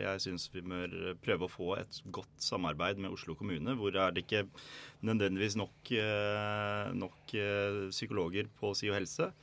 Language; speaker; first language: Norwegian; native; Norwegian